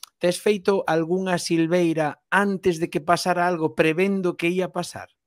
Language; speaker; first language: Galician; native; Galician